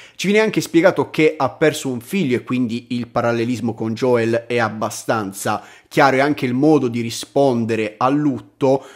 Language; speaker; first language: Italian; native; Italian